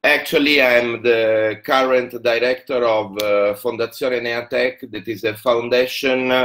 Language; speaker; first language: English; non-native, fluent; Italian